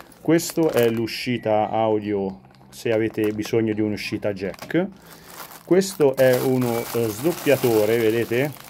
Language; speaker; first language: Italian; native; Italian